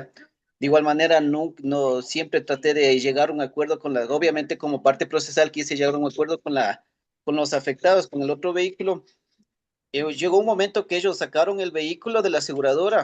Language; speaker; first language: Spanish; native; Spanish